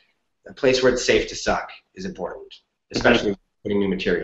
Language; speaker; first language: English; native; English